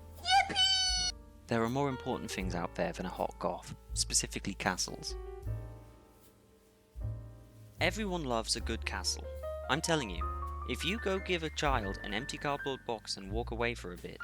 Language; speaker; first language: English; native; English